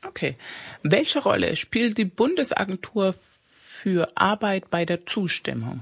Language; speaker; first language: German; non-native, fluent; Spanish